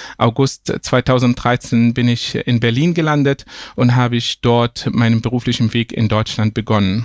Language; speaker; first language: German; non-native, fluent; Arabic